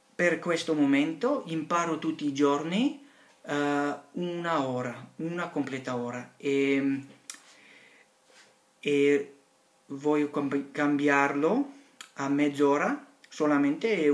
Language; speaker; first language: Italian; non-native, learner; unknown